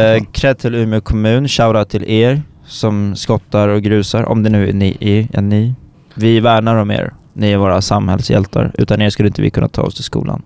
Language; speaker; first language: Swedish; native; Swedish